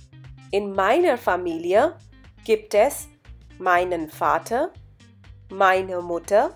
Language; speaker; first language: German; non-native, fluent; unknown